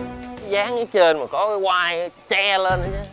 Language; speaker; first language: Vietnamese; native; Vietnamese